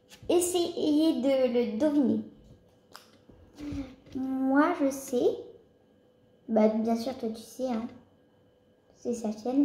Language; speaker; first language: French; early bilingual, other home language; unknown